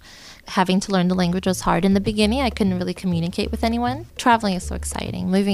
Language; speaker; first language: English; early bilingual, other home language; Portuguese